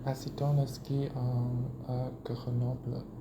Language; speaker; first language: French; non-native, learner; Chinese